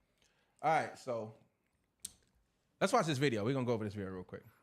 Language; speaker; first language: English; native; English